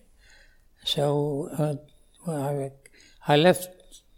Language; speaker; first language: English; native; English